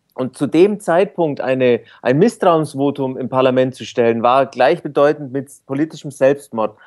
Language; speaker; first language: German; native; German